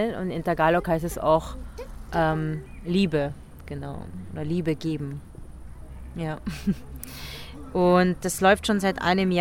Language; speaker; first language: German; early bilingual, other home language; Filipino